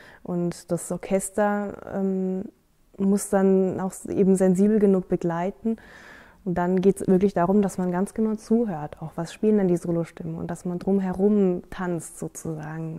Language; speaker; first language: German; native; German